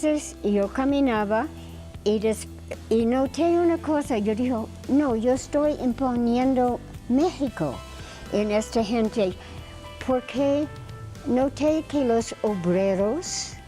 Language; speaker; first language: Spanish; non-native, fluent; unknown